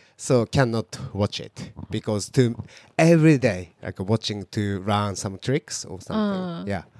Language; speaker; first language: English; non-native, learner; Japanese